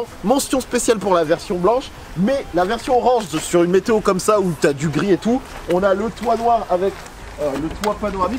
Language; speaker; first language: French; native; French